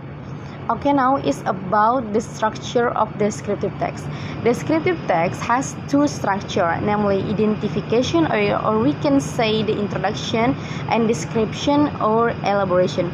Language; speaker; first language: English; non-native, fluent; Indonesian